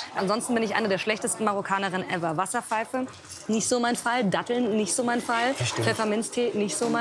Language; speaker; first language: German; native; German